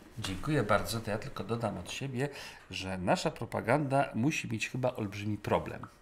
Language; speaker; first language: Polish; native; Polish